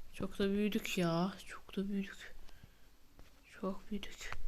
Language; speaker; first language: Turkish; native; Turkish